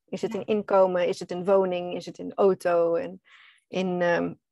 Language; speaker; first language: Dutch; non-native, fluent; English